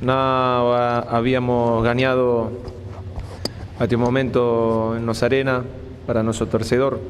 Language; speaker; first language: Portuguese; non-native, fluent; Spanish